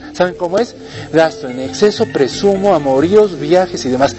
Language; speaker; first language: Spanish; native; Spanish